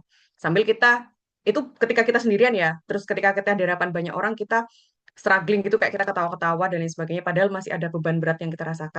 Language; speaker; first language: Indonesian; native; Indonesian